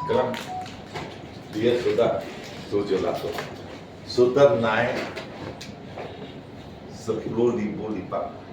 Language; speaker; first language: Indonesian; non-native, learner; Chinese